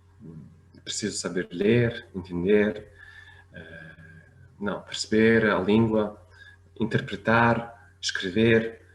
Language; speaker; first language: Portuguese; non-native, fluent; French